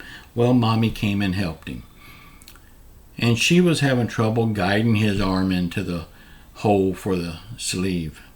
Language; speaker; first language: English; native; English